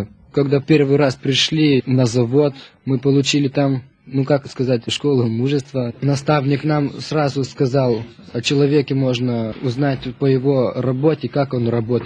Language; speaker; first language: Russian; non-native, local second language; Lithuanian